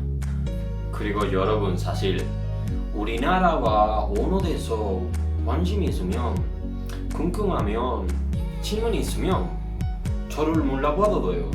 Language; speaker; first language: Korean; non-native, learner; Spanish